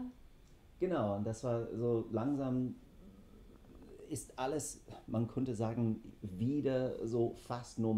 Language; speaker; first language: German; non-native, fluent; English